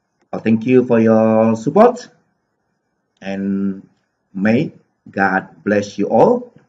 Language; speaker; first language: English; non-native, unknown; Indonesian